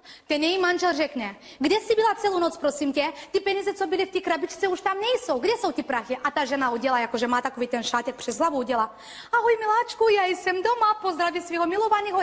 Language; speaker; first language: Czech; non-native, fluent; Turkish